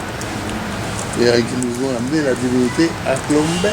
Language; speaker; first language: French; non-native, local second language; Haitian Creole